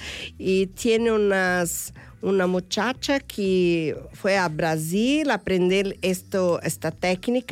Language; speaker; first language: Spanish; non-native, fluent; Portuguese